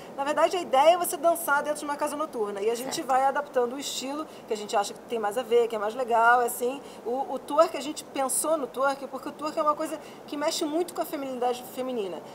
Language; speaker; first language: Portuguese; non-native, fluent; Spanish